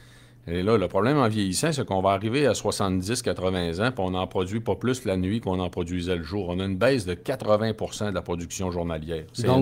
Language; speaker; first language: French; native; French